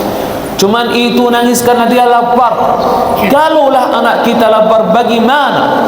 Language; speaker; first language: Indonesian; non-native, fluent; Arabic